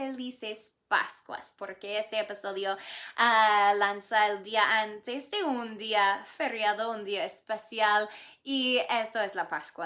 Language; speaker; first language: Spanish; non-native, fluent; English